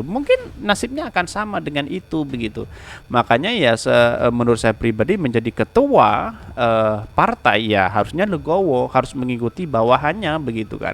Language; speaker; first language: Indonesian; native; Indonesian